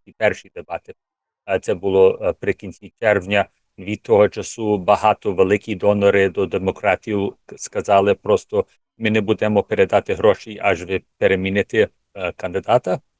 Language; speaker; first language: Ukrainian; early bilingual, heritage; English